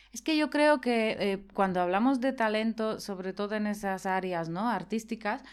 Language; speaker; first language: Spanish; non-native, fluent; Polish